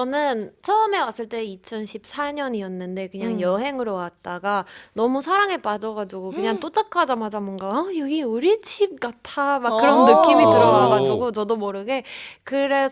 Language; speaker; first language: Korean; non-native, fluent; Spanish